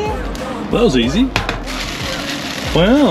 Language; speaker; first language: English; native; English